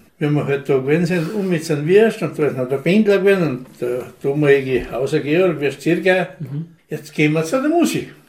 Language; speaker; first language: German; native; German